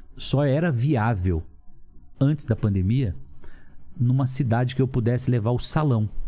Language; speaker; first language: Portuguese; native; Portuguese